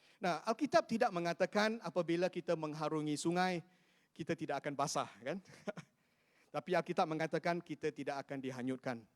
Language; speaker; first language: Malay; non-native, local second language; Chinese